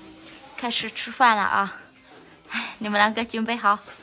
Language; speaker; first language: Chinese; non-native, fluent; Lao